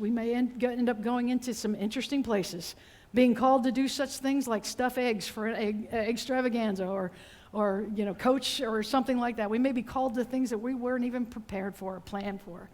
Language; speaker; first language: English; native; English